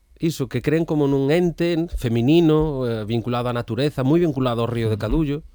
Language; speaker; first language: Galician; native; Galician